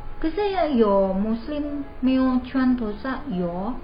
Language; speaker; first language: Chinese; non-native, learner; Indonesian